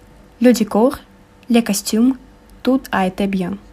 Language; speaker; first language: French; non-native, learner; Russian